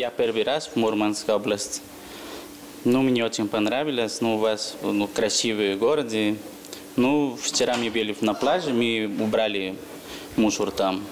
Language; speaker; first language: Russian; non-native, learner; Spanish